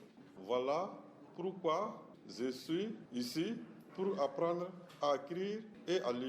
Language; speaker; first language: French; non-native, learner; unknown